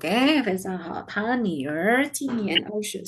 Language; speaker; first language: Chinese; non-native, fluent; Indonesian